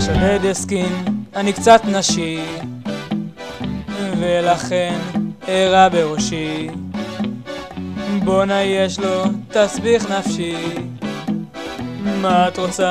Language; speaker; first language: Hebrew; native; Hebrew